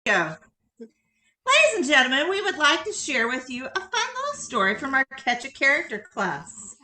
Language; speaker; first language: English; native; English